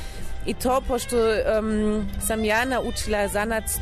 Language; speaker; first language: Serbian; non-native, learner; German